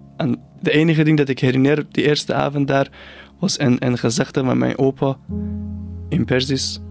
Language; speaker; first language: Dutch; non-native, fluent; Persian